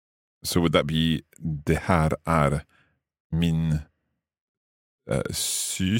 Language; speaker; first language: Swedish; non-native, learner; English